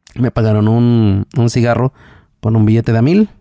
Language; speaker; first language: Spanish; native; Spanish